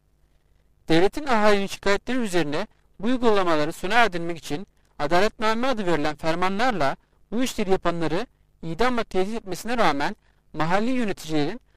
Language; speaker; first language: Turkish; native; Turkish